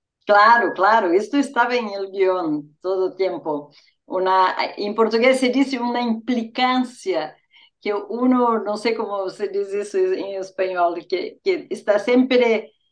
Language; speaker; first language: Spanish; non-native, fluent; Portuguese